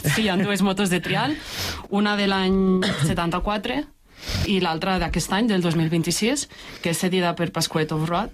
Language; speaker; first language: Catalan; native; Catalan